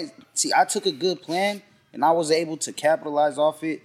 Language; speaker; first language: English; native; English